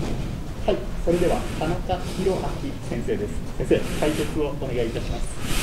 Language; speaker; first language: Japanese; native; Japanese